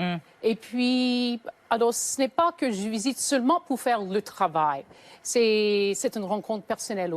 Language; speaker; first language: French; native; French